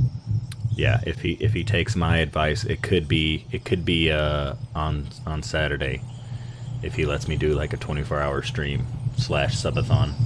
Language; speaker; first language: English; native; English